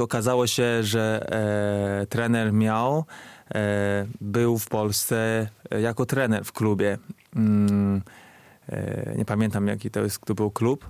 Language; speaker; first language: Polish; non-native, fluent; Chinese